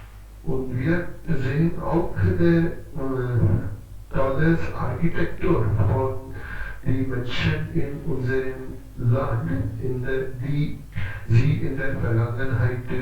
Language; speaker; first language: German; non-native, learner; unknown